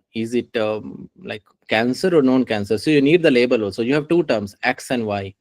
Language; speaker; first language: English; non-native, local second language; Punjabi